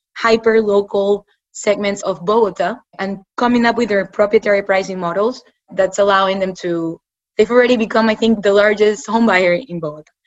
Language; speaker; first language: English; non-native, fluent; Spanish